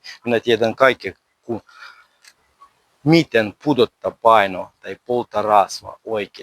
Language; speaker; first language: Finnish; non-native, learner; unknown